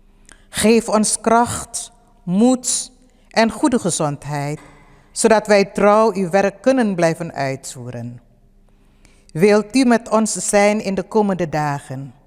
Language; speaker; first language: Dutch; early bilingual, other home language; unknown